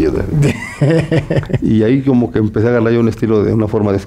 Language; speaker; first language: Spanish; native; Spanish